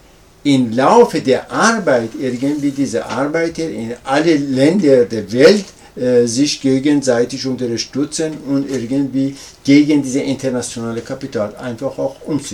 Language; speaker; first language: German; non-native, learner; Persian